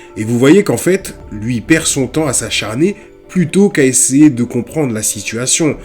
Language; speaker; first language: French; native; French